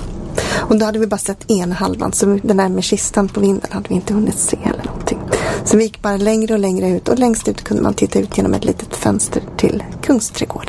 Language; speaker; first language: Swedish; native; Swedish